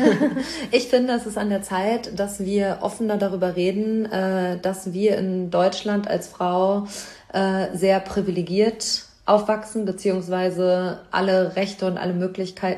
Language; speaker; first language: German; native; German